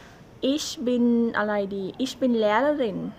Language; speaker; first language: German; non-native, learner; Thai